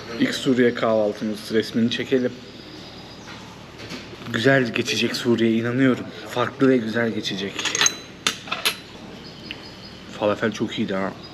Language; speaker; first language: Turkish; native; Turkish